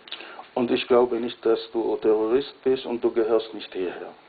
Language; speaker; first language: German; non-native, fluent; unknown